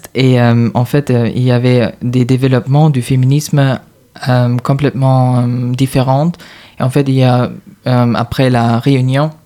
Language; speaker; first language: French; non-native, fluent; German